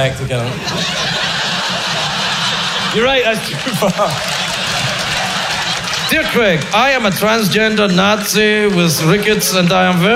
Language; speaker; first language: English; native; English